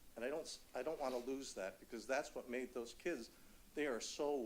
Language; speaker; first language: English; native; English